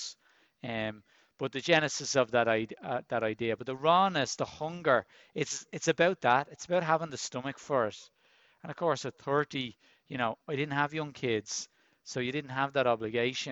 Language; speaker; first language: English; native; English